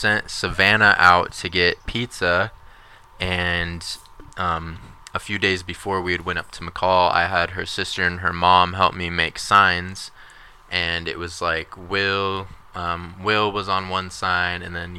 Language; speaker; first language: English; native; English